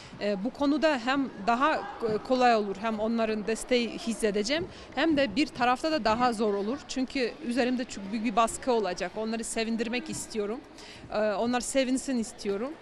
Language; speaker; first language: Turkish; non-native, fluent; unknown